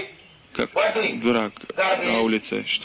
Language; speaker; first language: Russian; non-native, learner; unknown